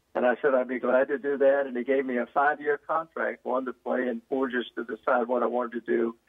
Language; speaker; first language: English; native; English